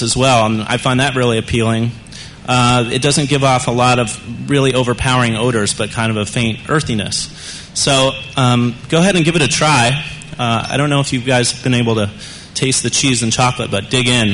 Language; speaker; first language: English; native; English